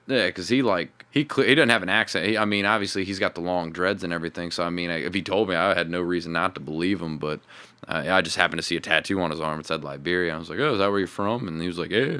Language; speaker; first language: English; native; English